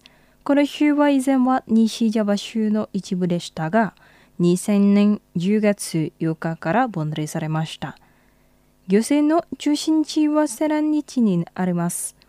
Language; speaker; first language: Japanese; non-native, fluent; Indonesian